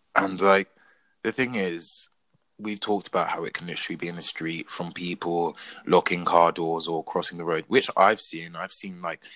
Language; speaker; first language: English; native; English